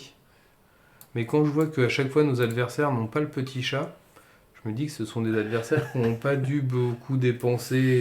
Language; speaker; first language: French; native; French